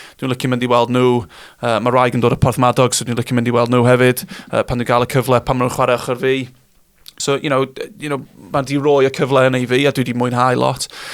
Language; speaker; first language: Welsh; non-native, local second language; English